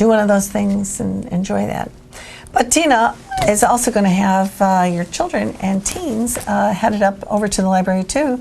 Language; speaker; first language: English; native; English